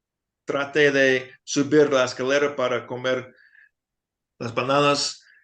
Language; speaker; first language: Spanish; non-native, fluent; English